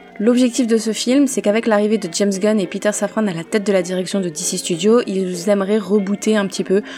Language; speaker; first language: French; native; French